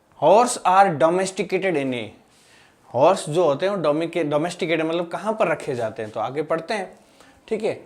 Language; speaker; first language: Hindi; non-native, local second language; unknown